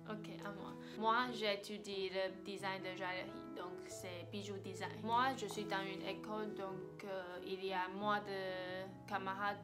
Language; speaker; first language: French; non-native, fluent; Chinese